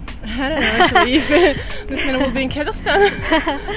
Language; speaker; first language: English; non-native, learner; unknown